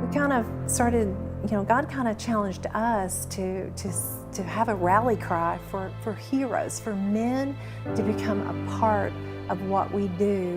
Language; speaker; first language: English; native; English